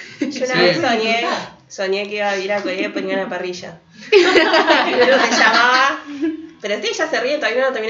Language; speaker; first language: Spanish; native; Spanish